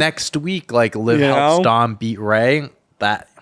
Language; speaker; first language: English; native; English